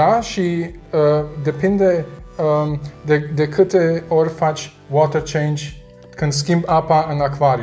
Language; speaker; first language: Romanian; non-native, learner; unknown